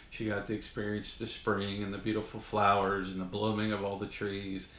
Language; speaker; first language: English; native; English